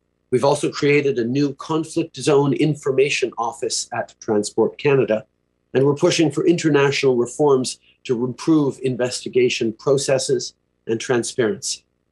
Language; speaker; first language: English; early bilingual, other home language; French